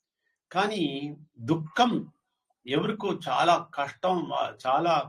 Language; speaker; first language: Telugu; non-native, learner; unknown